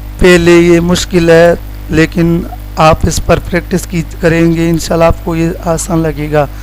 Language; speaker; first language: Urdu; non-native, local second language; Sindhi